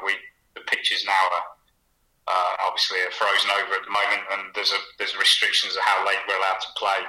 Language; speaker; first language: English; native; English